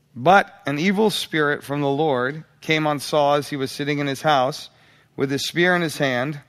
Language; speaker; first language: English; native; English